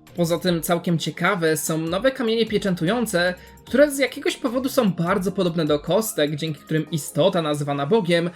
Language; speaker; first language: Polish; native; Polish